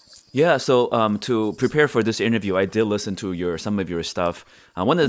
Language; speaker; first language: English; non-native, fluent; Chinese